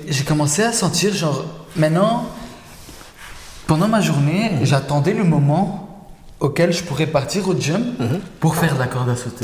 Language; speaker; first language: French; non-native, local second language; Arabic